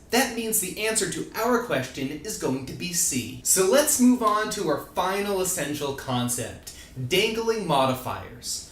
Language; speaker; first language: English; native; English